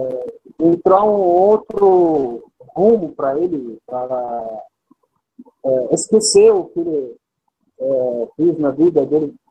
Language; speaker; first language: Portuguese; non-native, fluent; Arabic